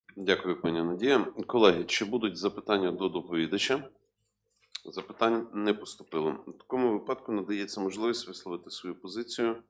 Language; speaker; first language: Ukrainian; native; Ukrainian